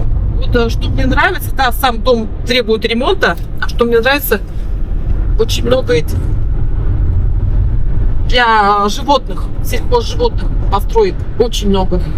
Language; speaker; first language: Russian; native; Russian